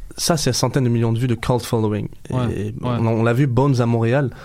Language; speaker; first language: French; non-native, local second language; Arabic